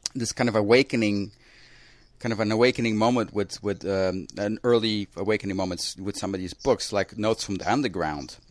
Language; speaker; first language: English; early bilingual, other home language; Russian